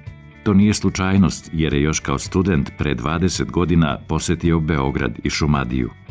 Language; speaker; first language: Bosnian; native; Bosnian